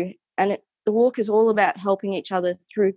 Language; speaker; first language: English; native; English